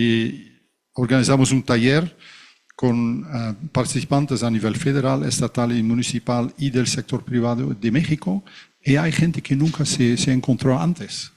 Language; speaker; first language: Spanish; non-native, fluent; Dutch